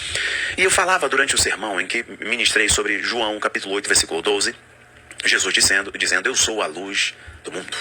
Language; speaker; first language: Portuguese; native; Portuguese